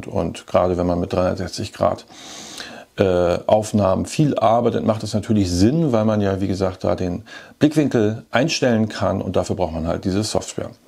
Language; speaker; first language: German; native; German